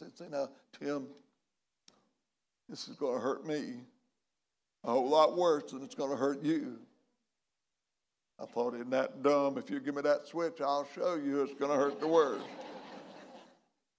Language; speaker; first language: English; native; English